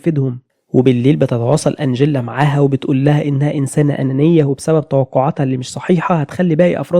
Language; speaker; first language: Arabic; native; Arabic